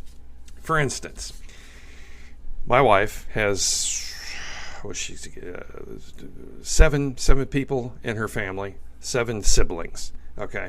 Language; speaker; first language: English; native; English